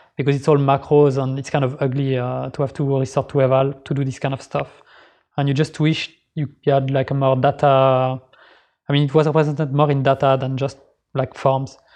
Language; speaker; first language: English; non-native, fluent; French